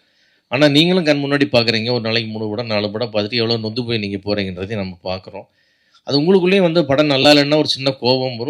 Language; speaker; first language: Tamil; native; Tamil